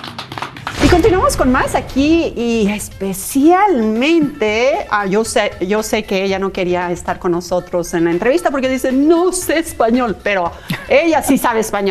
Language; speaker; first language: Spanish; native; Spanish